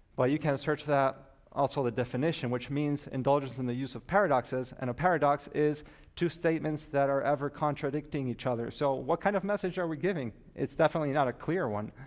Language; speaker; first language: English; native; English